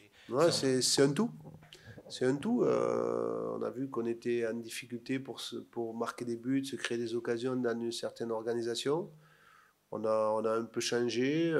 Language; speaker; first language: French; native; French